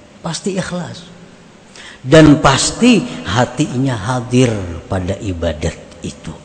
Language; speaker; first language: Indonesian; non-native, local second language; Banjar